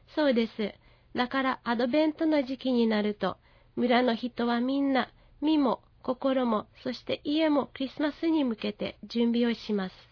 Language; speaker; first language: Japanese; non-native, fluent; Hungarian